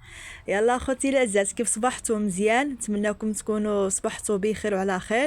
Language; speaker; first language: Arabic; native; Arabic